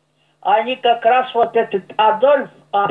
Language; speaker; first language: Russian; non-native, local second language; German